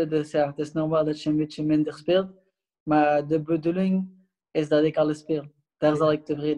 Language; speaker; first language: Dutch; non-native, local second language; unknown